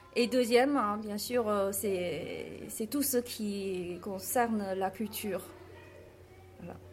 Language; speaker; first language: French; non-native, fluent; Chinese